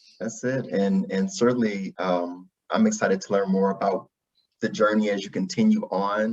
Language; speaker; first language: English; native; English